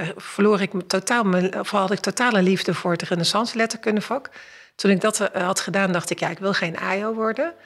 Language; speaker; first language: Dutch; native; Dutch